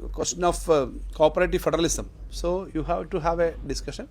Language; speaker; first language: English; non-native, local second language; Malayalam